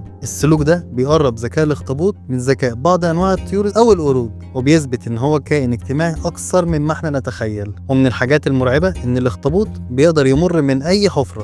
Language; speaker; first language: Arabic; native; Arabic